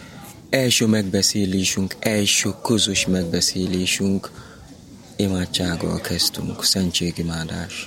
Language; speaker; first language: Hungarian; non-native, learner; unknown